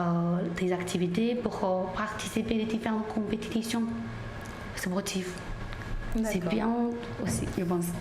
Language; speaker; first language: French; non-native, learner; Chinese